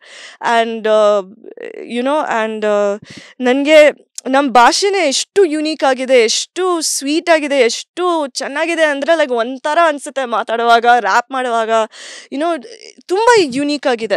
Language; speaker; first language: Kannada; early bilingual, heritage; English